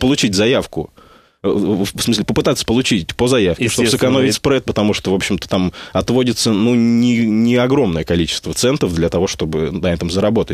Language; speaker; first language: Russian; native; Russian